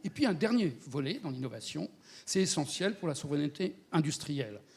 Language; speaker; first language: French; native; French